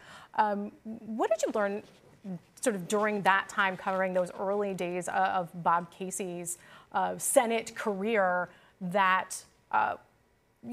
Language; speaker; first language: English; native; English